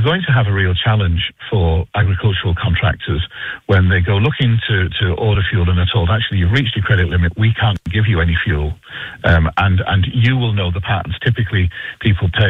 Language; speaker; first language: English; native; English